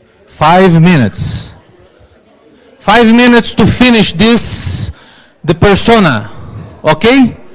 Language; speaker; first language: English; non-native, learner; Portuguese